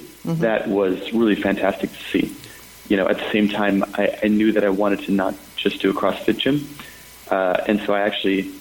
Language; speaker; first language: English; native; English